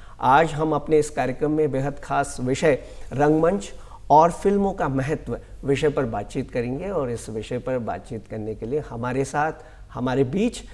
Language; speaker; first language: Hindi; native; Hindi